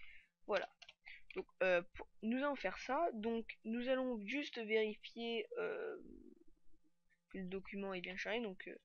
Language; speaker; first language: French; native; French